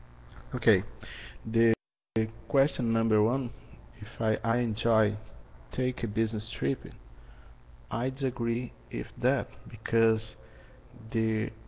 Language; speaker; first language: English; non-native, learner; Portuguese